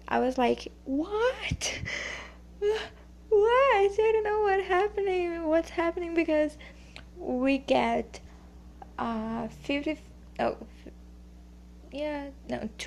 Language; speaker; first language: English; non-native, learner; Portuguese